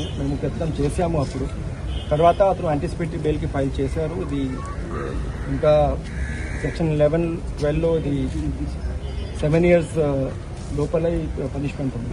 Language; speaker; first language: Telugu; non-native, local second language; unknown